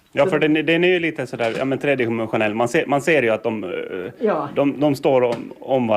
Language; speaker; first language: Swedish; native; Swedish